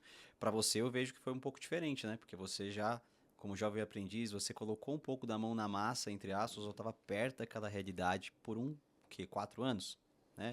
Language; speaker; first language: Portuguese; native; Portuguese